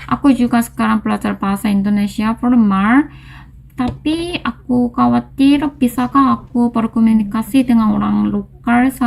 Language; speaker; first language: Indonesian; non-native, learner; Korean